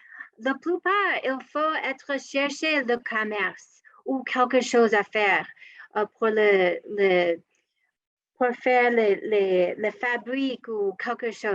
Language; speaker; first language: French; non-native, learner; English